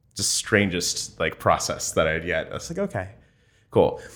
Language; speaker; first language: English; native; English